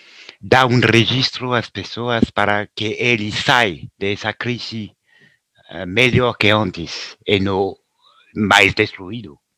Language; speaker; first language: Spanish; non-native, learner; Portuguese